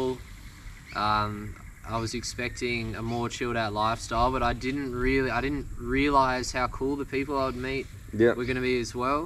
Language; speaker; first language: English; native; English